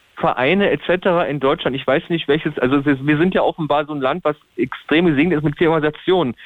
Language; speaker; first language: German; native; German